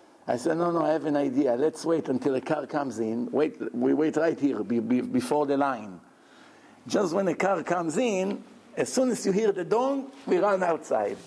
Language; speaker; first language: English; non-native, fluent; Hebrew